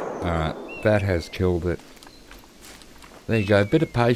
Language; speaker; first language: English; native; English